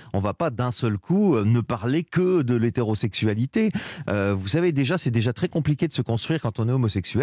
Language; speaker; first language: French; native; French